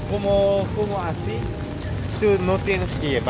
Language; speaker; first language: Spanish; non-native, learner; Korean